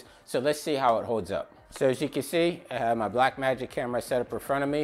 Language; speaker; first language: English; native; English